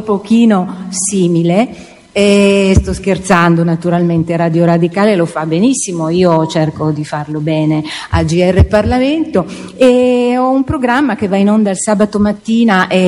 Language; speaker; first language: Italian; native; Italian